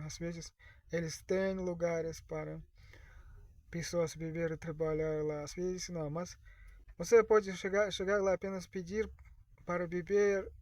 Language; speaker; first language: Portuguese; non-native, learner; Russian